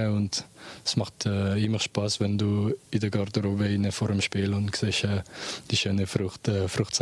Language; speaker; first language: German; non-native, local second language; French